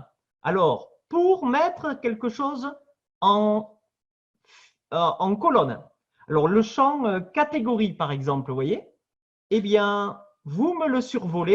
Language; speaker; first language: French; native; French